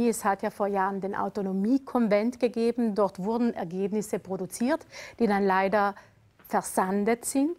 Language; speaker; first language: German; native; German